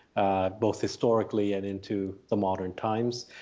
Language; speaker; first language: English; early bilingual, other home language; Japanese